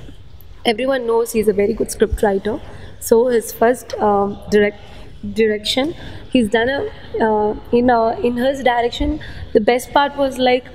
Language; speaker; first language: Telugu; non-native, local second language; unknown